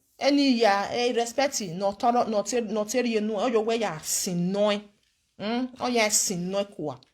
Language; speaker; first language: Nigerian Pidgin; non-native, local second language; Bini